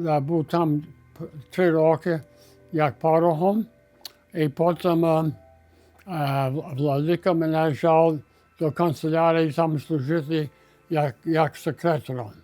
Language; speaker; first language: Ukrainian; early bilingual, heritage; Ukrainian